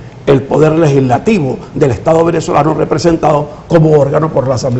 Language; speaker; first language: Spanish; native; Spanish